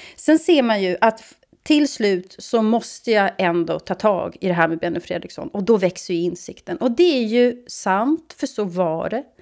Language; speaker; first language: Swedish; native; Swedish